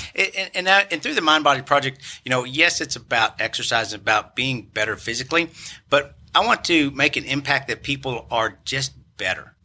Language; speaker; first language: English; native; English